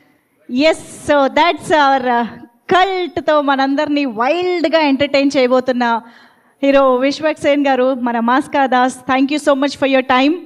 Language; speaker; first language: Telugu; native; Telugu